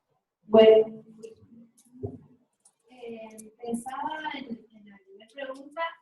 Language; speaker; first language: Spanish; native; Spanish